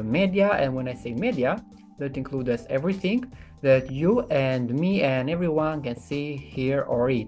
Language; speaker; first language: English; non-native, fluent; Albanian